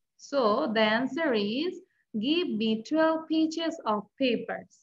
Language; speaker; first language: English; non-native, local second language; Bangla